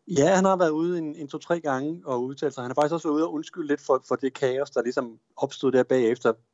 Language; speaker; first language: Danish; native; Danish